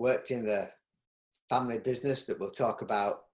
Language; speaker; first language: English; native; English